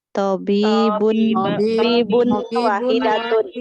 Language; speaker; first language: Arabic; non-native, learner; Indonesian